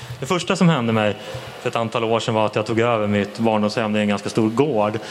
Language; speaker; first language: Swedish; native; Swedish